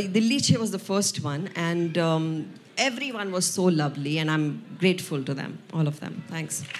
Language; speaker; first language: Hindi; non-native, local second language; Punjabi